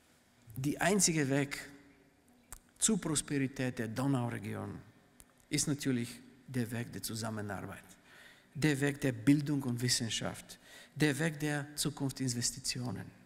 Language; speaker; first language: German; non-native, fluent; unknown